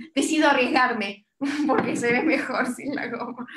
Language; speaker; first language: Spanish; early bilingual, heritage; Spanish